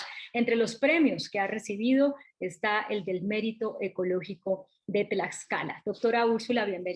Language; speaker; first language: Spanish; native; Spanish